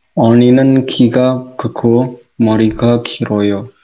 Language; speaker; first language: Korean; non-native, learner; Indonesian